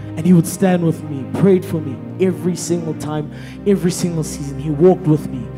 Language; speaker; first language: English; non-native, local second language; Zulu